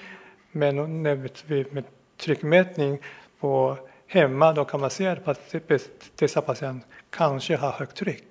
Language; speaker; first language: Swedish; non-native, fluent; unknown